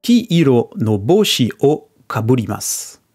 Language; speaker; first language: Japanese; non-native, learner; French